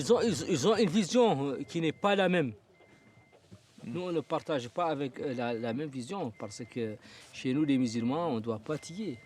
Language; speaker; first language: French; non-native, local second language; Arabic